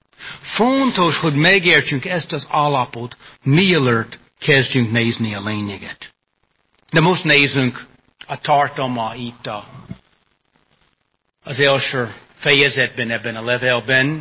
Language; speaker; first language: Hungarian; non-native, fluent; English